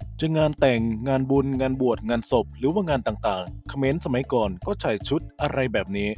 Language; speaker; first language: Thai; native; Thai